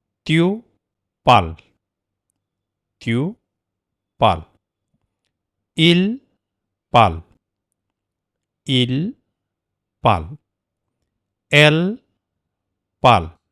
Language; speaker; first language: French; non-native, fluent; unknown